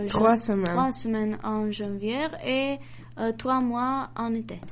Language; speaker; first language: French; non-native, learner; Macedonian